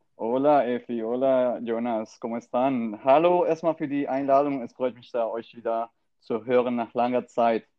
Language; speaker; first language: German; non-native, fluent; Spanish